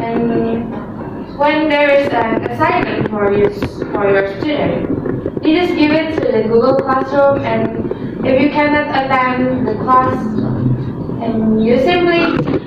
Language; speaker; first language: English; non-native, learner; Indonesian